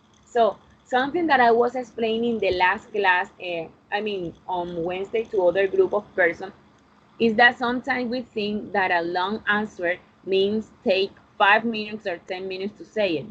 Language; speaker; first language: English; non-native, fluent; Spanish